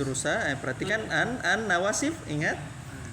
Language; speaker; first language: Indonesian; native; Indonesian